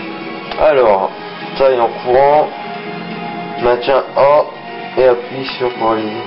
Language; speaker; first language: French; native; French